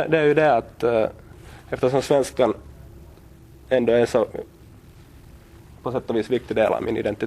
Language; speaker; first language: Swedish; native; Swedish